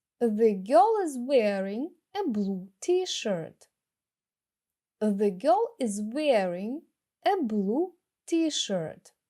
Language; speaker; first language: English; non-native, fluent; Ukrainian